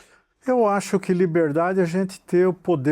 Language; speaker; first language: Portuguese; native; Portuguese